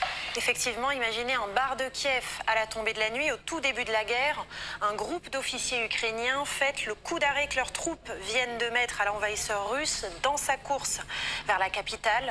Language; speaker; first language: French; native; French